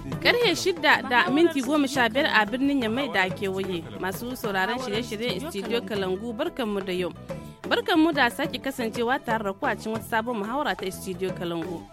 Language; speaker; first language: Hausa; native; Hausa